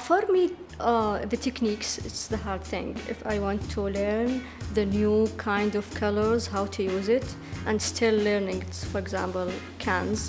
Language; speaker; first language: English; non-native, learner; Arabic